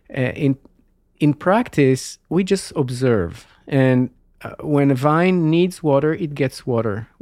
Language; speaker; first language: English; non-native, fluent; Hebrew